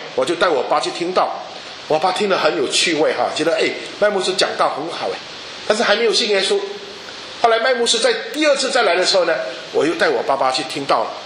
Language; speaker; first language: Chinese; native; Chinese